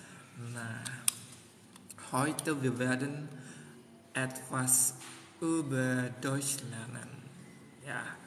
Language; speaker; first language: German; non-native, fluent; Indonesian